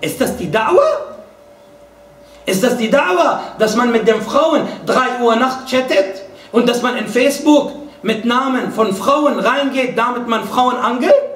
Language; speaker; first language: German; non-native, fluent; Arabic